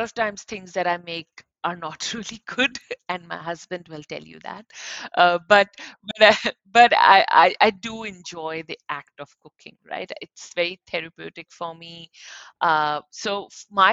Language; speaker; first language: English; non-native, local second language; Punjabi